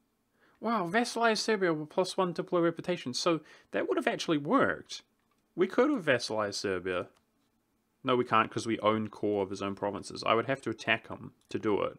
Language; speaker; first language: English; native; English